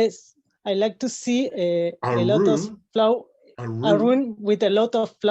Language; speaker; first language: English; non-native, learner; Spanish